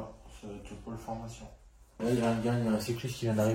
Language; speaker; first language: French; native; French